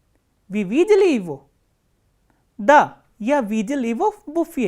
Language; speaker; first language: Russian; non-native, fluent; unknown